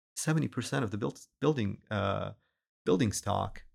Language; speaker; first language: English; non-native, fluent; Arabic